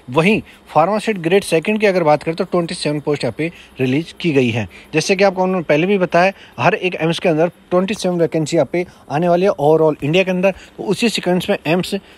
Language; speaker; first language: Hindi; native; Hindi